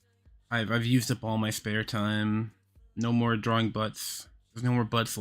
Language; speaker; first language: English; native; English